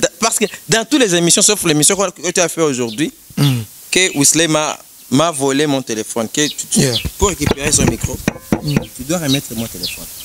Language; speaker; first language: French; non-native, local second language; Rundi